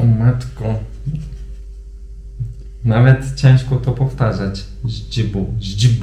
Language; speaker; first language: Polish; non-native, fluent; Turkish